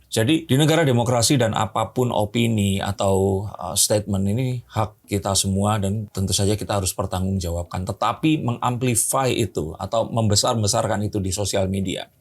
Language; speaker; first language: Indonesian; native; Indonesian